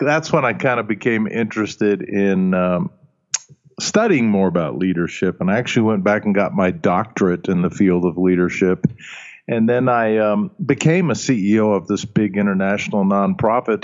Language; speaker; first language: English; early bilingual, other home language; German